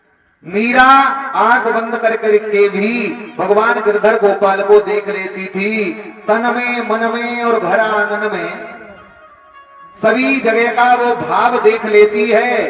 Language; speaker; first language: Hindi; native; Hindi